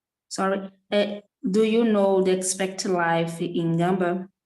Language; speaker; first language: English; non-native, learner; Portuguese